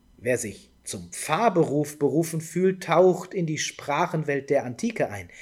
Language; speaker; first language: German; native; German